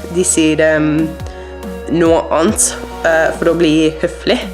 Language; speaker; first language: Norwegian; non-native, learner; English